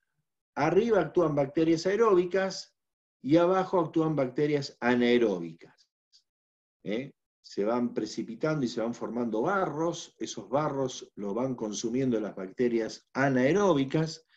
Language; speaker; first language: Spanish; native; Spanish